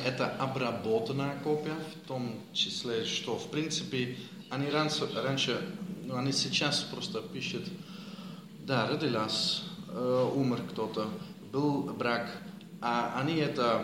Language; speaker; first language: Russian; non-native, learner; Dutch